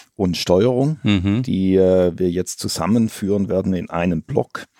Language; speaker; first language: German; native; German